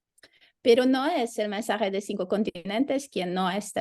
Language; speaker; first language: Spanish; non-native, fluent; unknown